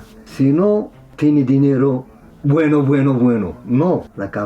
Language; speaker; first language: Spanish; non-native, learner; Arabic